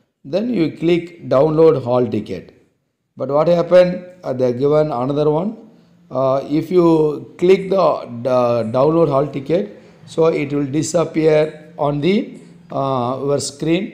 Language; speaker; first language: English; non-native, local second language; Tamil